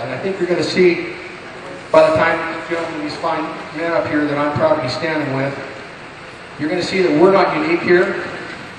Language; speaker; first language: English; native; English